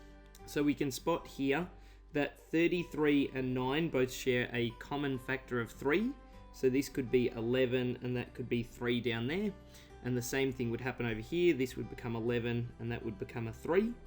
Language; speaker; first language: English; native; English